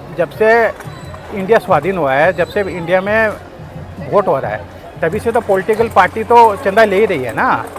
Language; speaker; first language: Hindi; non-native, local second language; Assamese